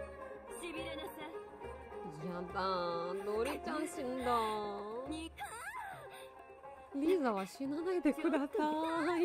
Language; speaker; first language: Japanese; non-native, learner; Russian